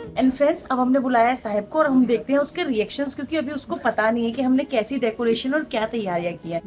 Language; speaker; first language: Hindi; native; Hindi